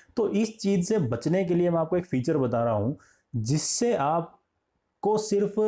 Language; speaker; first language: Hindi; native; Hindi